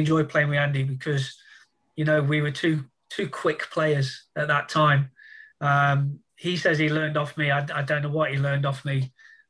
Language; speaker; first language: English; native; English